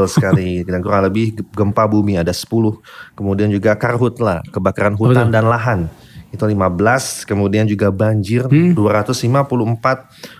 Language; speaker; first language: Indonesian; native; Indonesian